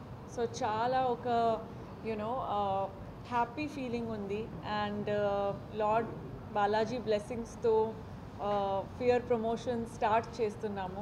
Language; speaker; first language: Telugu; non-native, fluent; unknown